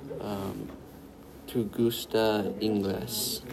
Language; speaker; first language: Spanish; non-native, learner; English